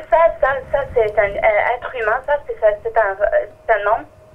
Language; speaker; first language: French; non-native, fluent; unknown